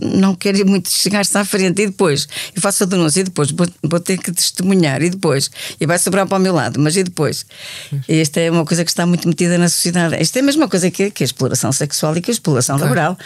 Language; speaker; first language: Portuguese; native; Portuguese